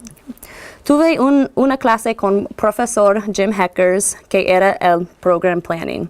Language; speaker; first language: Spanish; non-native, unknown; English